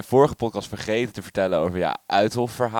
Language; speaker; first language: Dutch; native; Dutch